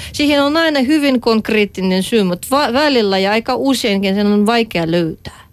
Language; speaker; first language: Finnish; non-native, fluent; Russian